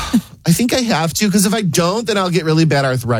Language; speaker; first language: English; native; English